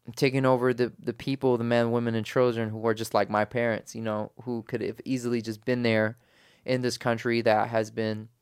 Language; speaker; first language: English; native; English